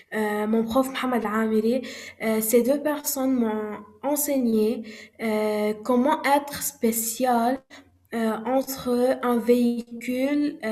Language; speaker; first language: French; non-native, learner; Arabic